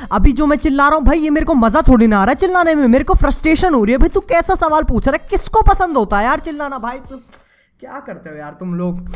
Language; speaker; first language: Hindi; native; Hindi